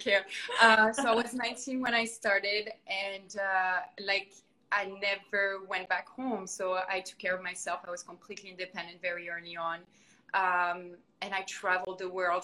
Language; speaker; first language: English; non-native, fluent; French